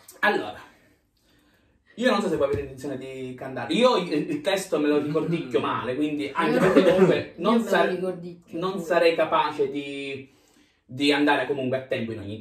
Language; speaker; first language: Italian; native; Italian